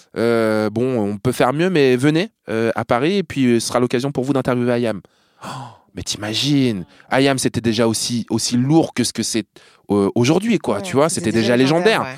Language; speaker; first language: French; native; French